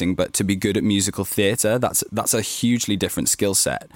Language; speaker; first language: English; native; English